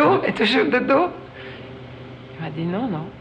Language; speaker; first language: French; non-native, fluent; Italian